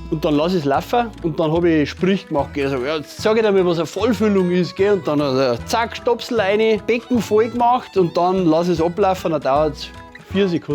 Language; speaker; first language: German; native; German